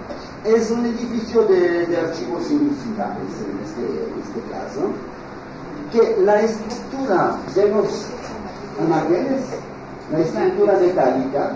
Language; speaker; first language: Spanish; non-native, fluent; French